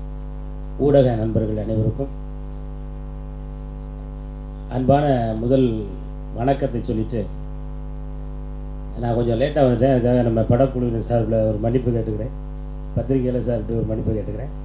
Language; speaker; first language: Tamil; native; Tamil